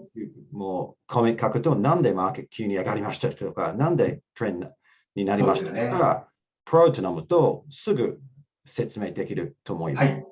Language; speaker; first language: Japanese; non-native, learner; English